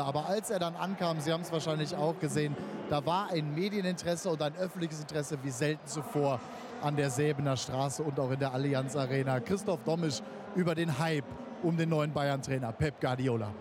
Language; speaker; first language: German; native; German